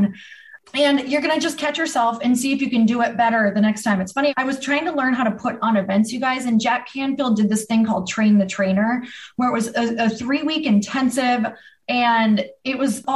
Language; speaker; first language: English; native; English